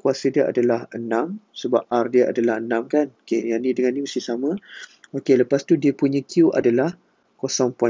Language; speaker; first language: Malay; native; Malay